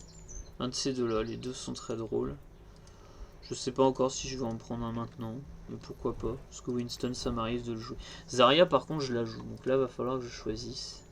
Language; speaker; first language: French; native; French